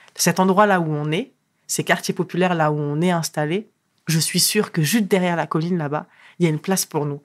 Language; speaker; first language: French; early bilingual, other home language; Arabic